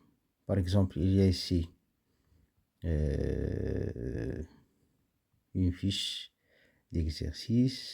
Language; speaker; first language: French; non-native, local second language; Arabic